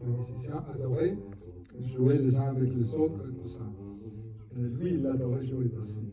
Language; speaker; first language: French; non-native, fluent; Spanish